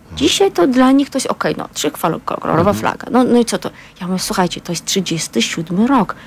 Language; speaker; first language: Polish; non-native, fluent; Azerbaijani